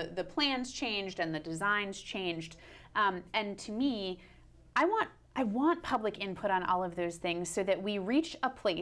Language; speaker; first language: English; native; English